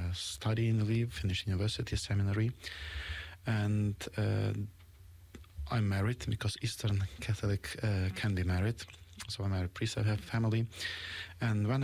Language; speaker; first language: English; non-native, fluent; Ukrainian